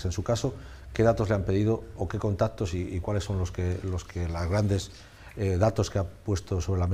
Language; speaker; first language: Spanish; native; Spanish